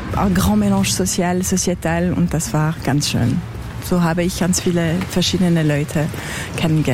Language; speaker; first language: German; non-native, local second language; French